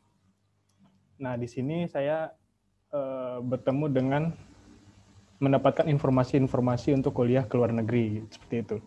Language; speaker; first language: Indonesian; native; Indonesian